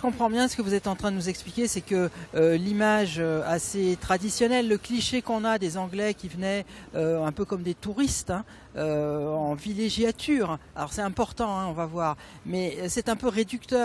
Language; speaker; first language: French; native; French